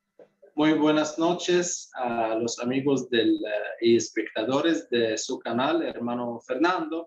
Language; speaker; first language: Spanish; non-native, fluent; Arabic